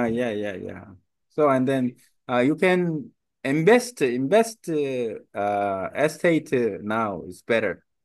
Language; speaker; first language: English; non-native, learner; Korean